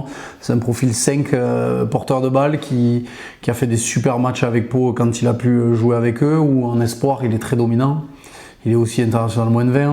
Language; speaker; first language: French; native; French